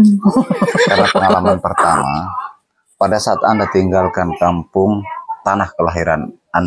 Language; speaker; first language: Indonesian; native; Indonesian